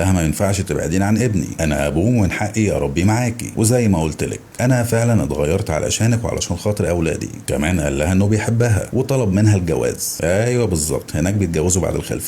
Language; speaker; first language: Arabic; native; Arabic